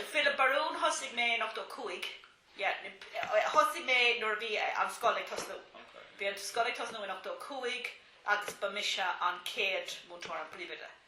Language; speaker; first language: Irish; non-native, local second language; English